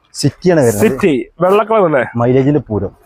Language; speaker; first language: Malayalam; native; Malayalam